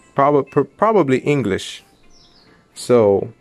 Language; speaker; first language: English; native; English